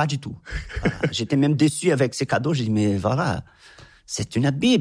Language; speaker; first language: French; non-native, fluent; Portuguese